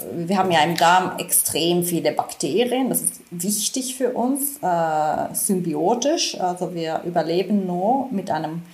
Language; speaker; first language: German; non-native, fluent; Finnish